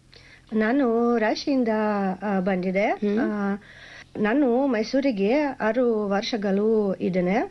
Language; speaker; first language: Kannada; non-native, learner; Russian